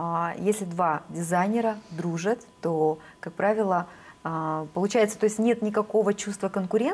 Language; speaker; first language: Russian; native; Russian